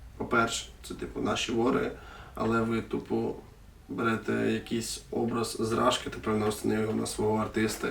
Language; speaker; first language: Ukrainian; non-native, local second language; Russian